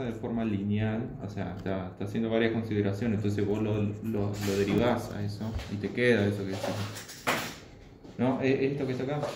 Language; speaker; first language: Spanish; native; Spanish